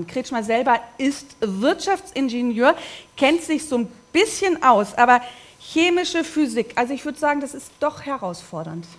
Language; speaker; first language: German; native; German